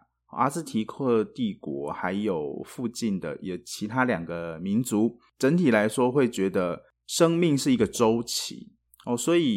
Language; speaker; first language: Chinese; native; Chinese